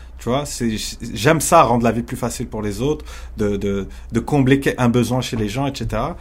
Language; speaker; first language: French; early bilingual, other home language; Arabic